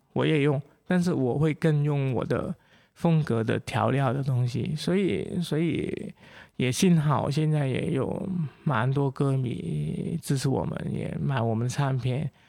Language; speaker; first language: Chinese; non-native, local second language; Cantonese